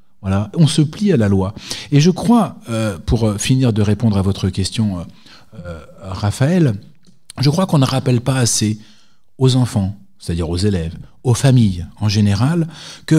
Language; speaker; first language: French; native; French